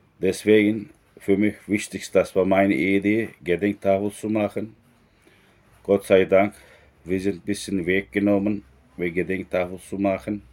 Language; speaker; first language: German; non-native, learner; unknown